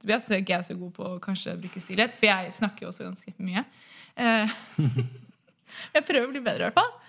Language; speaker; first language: Norwegian; native; Norwegian